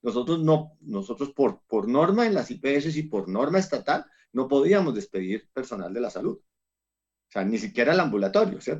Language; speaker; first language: Spanish; native; Spanish